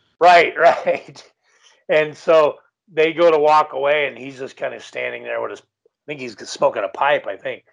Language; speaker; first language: English; native; English